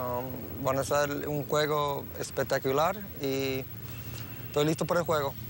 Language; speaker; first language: Spanish; early bilingual, heritage; English